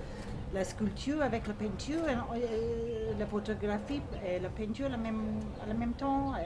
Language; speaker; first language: French; non-native, fluent; English